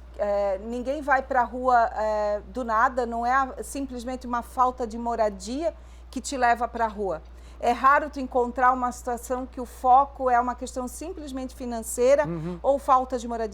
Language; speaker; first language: Portuguese; native; Portuguese